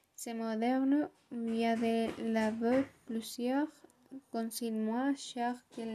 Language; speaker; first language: French; non-native, learner; Spanish